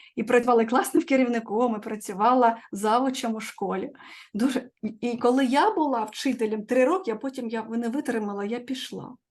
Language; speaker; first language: Ukrainian; non-native, local second language; Russian